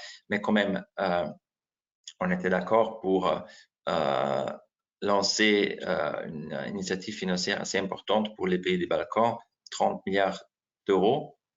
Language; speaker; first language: French; non-native, fluent; Slovenian